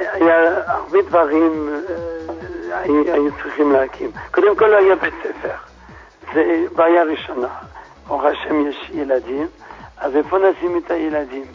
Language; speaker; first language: Hebrew; non-native, fluent; French